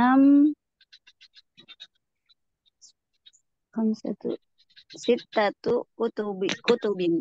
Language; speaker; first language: Arabic; non-native, learner; Indonesian